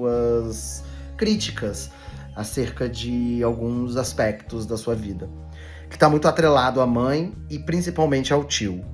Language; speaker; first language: Portuguese; native; Portuguese